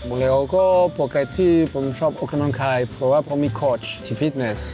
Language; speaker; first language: Thai; non-native, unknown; French